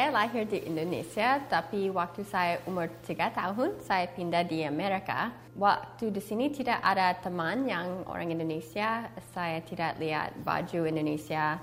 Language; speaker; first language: Indonesian; early bilingual, heritage; Indonesian